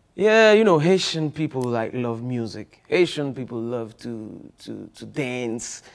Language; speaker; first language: English; non-native, fluent; Haitian Creole